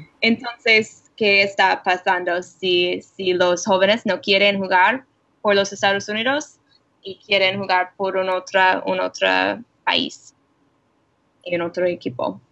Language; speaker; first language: Spanish; non-native, learner; English